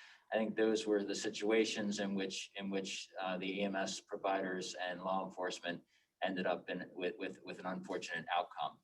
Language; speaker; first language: English; native; English